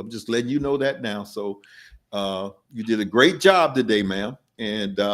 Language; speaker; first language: English; native; English